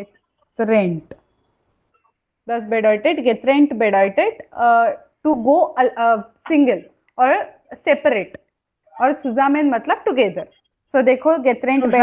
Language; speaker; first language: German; non-native, fluent; Hindi